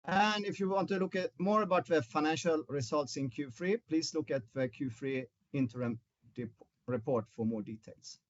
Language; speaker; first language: English; non-native, fluent; Swedish